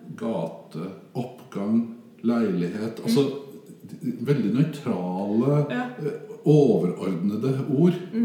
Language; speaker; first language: Norwegian; native; Norwegian